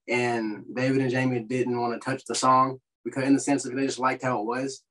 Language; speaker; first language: English; native; English